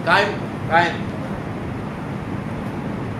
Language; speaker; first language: Arabic; non-native, fluent; Urdu